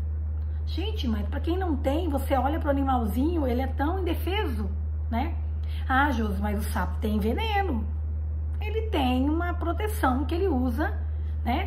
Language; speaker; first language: Portuguese; native; Portuguese